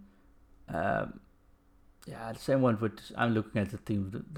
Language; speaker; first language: English; non-native, fluent; Dutch